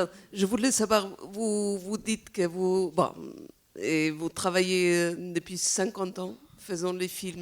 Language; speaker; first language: French; non-native, fluent; Spanish